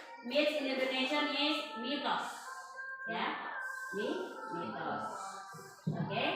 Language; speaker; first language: English; non-native, learner; Indonesian